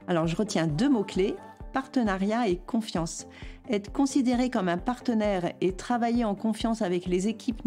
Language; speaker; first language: French; native; French